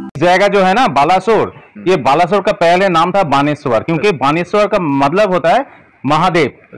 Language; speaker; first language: Hindi; non-native, local second language; Bangla